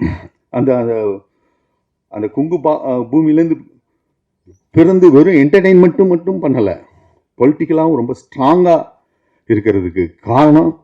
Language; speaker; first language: Tamil; native; Tamil